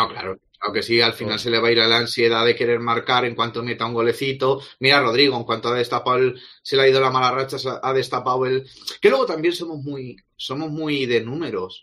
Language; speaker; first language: Spanish; native; Spanish